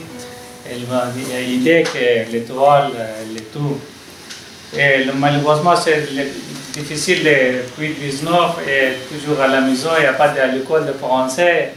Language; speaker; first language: French; non-native, learner; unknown